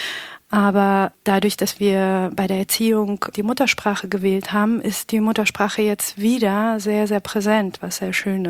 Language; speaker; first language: German; early bilingual, other home language; Pashto